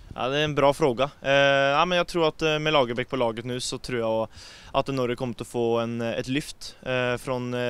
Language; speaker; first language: Swedish; non-native, fluent; Norwegian